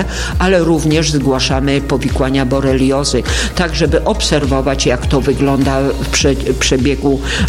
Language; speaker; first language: Polish; native; Polish